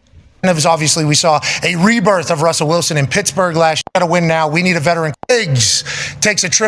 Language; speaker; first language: English; native; English